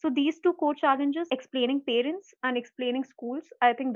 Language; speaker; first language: English; non-native, local second language; Hindi